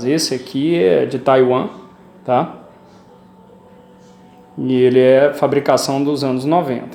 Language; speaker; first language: Portuguese; native; Portuguese